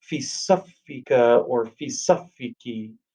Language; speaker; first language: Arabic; non-native, fluent; English